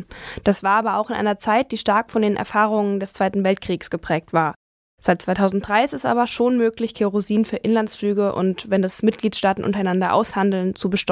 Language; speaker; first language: German; native; German